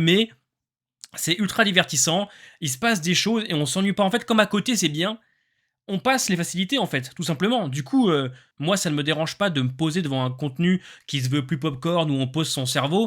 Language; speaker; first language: French; native; French